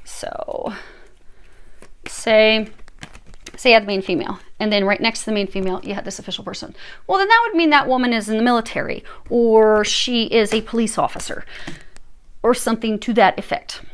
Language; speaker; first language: English; native; English